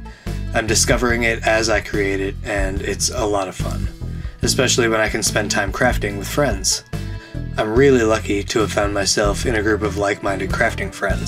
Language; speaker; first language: English; native; English